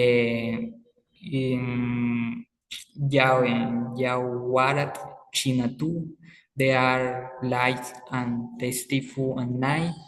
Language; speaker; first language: English; non-native, learner; Spanish